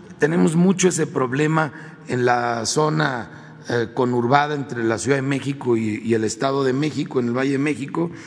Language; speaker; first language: Spanish; native; Spanish